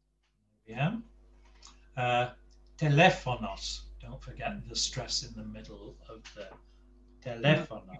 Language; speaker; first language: Spanish; non-native, fluent; English